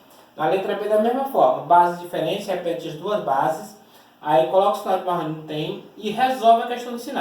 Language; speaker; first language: Portuguese; native; Portuguese